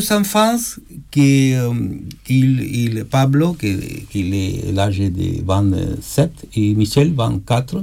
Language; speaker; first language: French; non-native, learner; Spanish